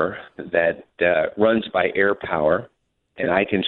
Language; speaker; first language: English; native; English